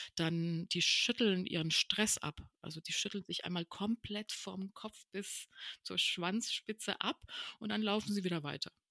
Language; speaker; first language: German; early bilingual, other home language; Spanish